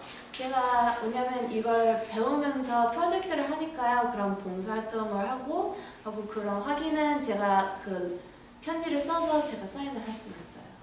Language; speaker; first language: Korean; early bilingual, heritage; English